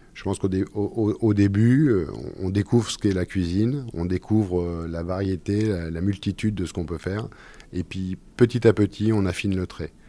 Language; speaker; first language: French; native; French